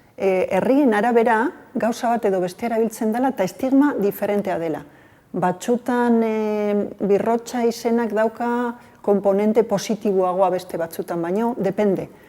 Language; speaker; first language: Basque; non-native, local second language; Spanish